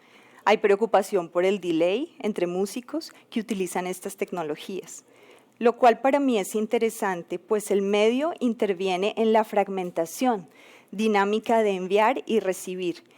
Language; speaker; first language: Spanish; native; Spanish